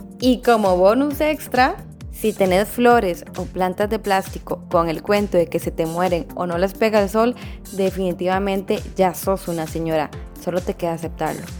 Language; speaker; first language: Spanish; native; Spanish